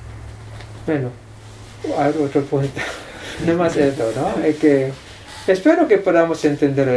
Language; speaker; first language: Spanish; non-native, fluent; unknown